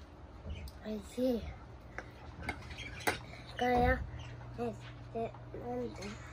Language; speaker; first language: Japanese; non-native, learner; Filipino